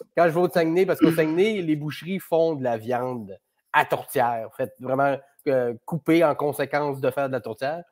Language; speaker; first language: French; native; French